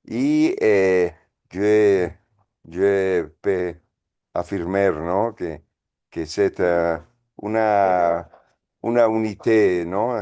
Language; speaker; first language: French; non-native, fluent; Spanish